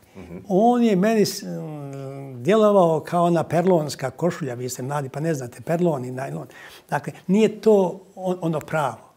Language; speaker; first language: Croatian; native; Croatian